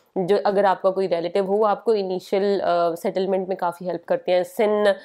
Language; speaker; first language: Hindi; native; Hindi